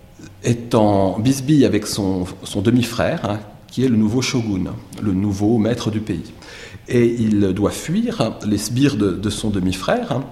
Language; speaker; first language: French; native; French